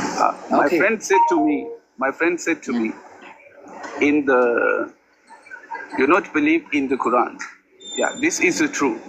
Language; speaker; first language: English; non-native, learner; Amharic